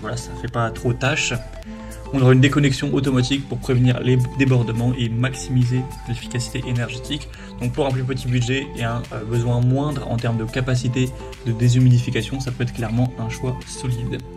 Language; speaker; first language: French; native; French